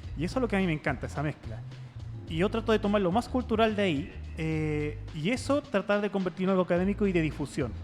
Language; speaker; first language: Spanish; native; Spanish